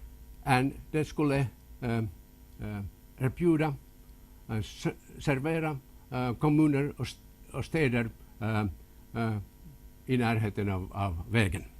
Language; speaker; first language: Swedish; non-native, local second language; Finnish